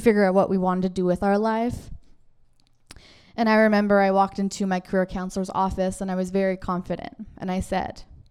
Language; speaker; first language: English; native; English